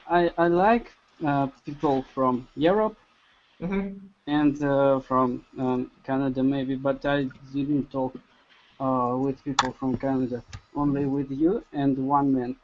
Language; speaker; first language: English; non-native, learner; Russian